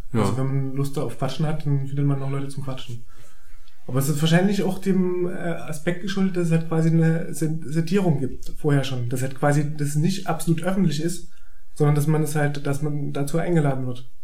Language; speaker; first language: German; native; German